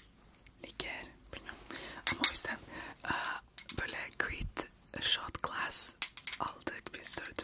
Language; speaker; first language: Turkish; early bilingual, heritage; Turkish